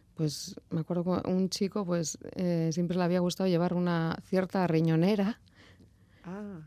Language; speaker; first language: Spanish; native; Spanish